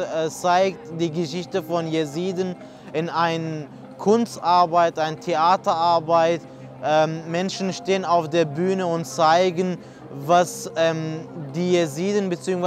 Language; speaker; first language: German; non-native, fluent; Kurdish